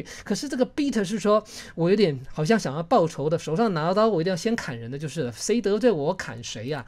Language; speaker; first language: Chinese; native; Chinese